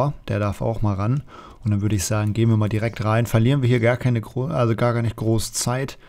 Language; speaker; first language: German; native; German